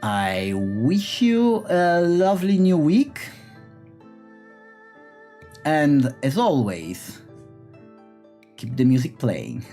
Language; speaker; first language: English; non-native, fluent; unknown